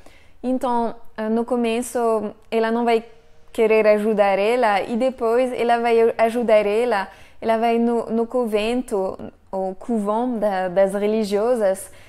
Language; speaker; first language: Portuguese; non-native, fluent; French